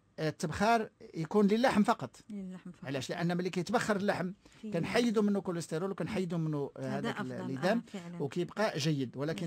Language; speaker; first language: Arabic; native; Arabic